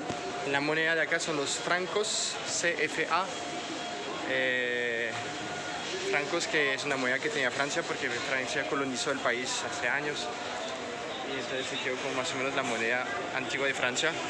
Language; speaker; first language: Spanish; non-native, fluent; French